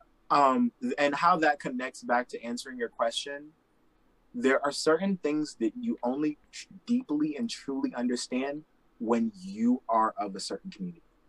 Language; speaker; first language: English; native; English